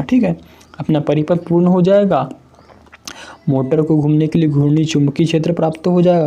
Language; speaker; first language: Hindi; native; Hindi